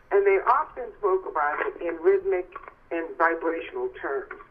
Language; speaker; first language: English; native; English